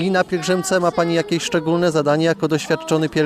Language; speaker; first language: Polish; native; Polish